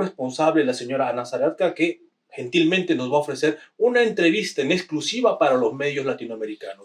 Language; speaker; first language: Spanish; native; Spanish